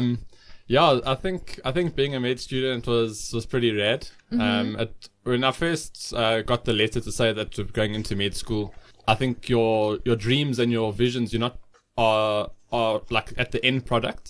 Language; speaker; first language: English; native; English